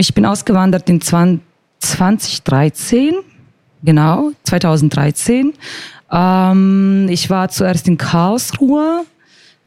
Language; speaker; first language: German; non-native, fluent; Croatian